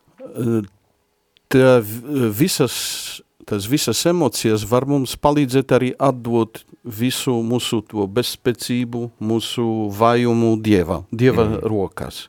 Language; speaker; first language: Latvian; non-native, fluent; Polish